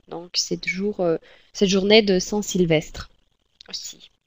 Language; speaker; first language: French; non-native, fluent; Russian